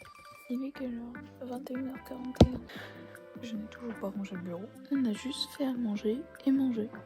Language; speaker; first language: French; native; French